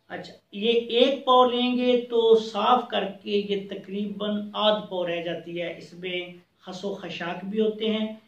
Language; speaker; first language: Urdu; non-native, local second language; Punjabi